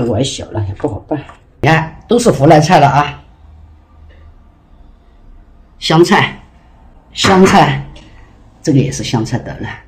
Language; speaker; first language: Chinese; native; Chinese